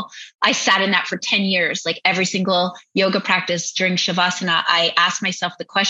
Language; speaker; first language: English; native; English